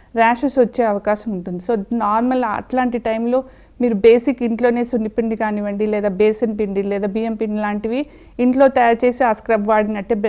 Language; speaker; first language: Telugu; native; Telugu